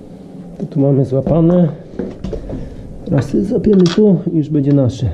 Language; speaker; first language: Polish; native; Polish